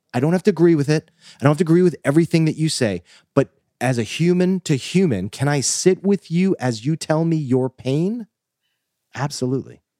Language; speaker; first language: English; native; English